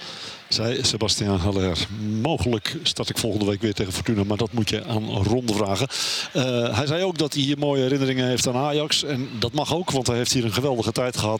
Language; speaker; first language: Dutch; native; Dutch